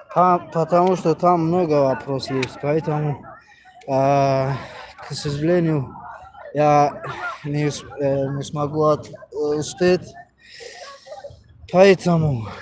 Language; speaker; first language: Russian; non-native, learner; Tajik